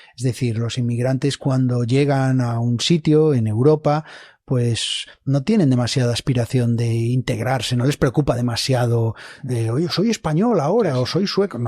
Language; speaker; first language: Spanish; native; Spanish